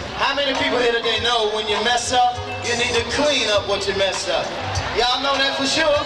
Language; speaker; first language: English; native; English